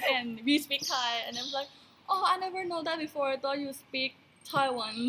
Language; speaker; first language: English; non-native, learner; Thai